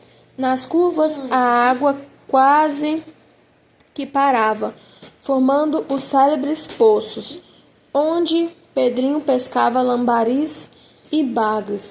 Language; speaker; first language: Portuguese; native; Portuguese